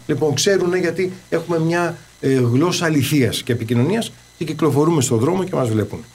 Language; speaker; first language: Greek; early bilingual, heritage; Greek